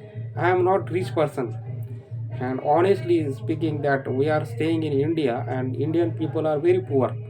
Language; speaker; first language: English; non-native, learner; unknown